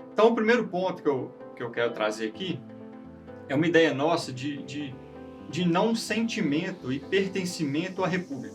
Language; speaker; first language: Portuguese; native; Portuguese